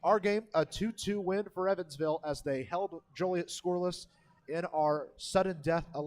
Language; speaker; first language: English; native; English